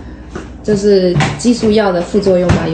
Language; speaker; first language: Chinese; native; Chinese